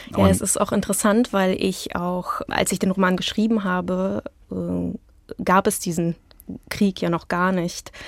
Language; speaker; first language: German; early bilingual, other home language; Russian